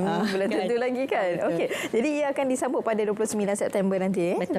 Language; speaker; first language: Malay; native; Malay